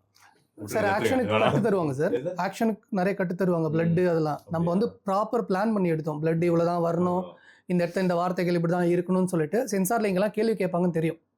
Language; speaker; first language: Tamil; native; Tamil